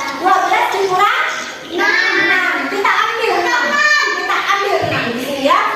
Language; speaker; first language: Indonesian; native; Indonesian